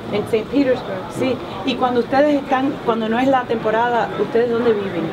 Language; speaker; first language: Spanish; early bilingual, heritage; Spanish